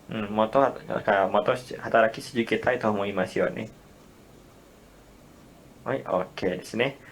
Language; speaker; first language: Japanese; non-native, learner; Indonesian